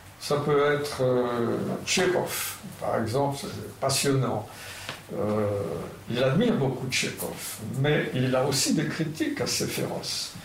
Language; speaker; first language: French; non-native, fluent; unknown